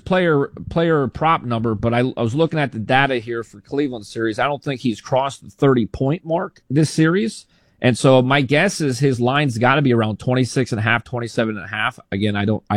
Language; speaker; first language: English; native; English